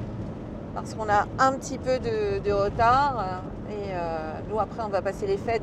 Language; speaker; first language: French; native; French